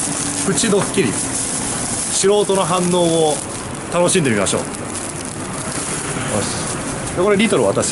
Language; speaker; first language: Japanese; native; Japanese